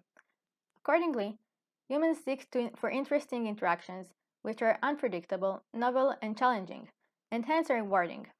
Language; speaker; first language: English; non-native, fluent; Hebrew